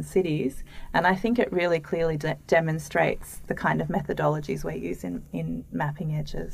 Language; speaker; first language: English; native; English